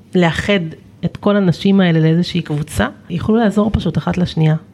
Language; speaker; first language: Hebrew; native; Hebrew